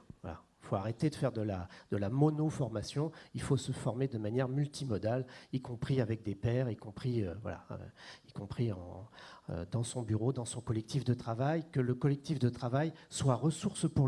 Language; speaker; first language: French; native; French